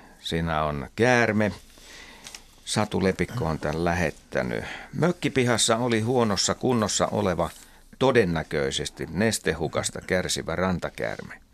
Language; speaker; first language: Finnish; native; Finnish